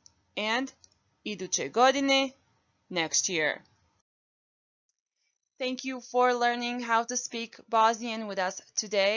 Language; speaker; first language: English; non-native, fluent; Bosnian